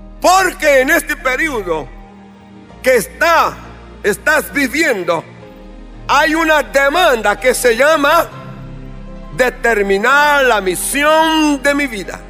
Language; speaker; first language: Spanish; non-native, fluent; Portuguese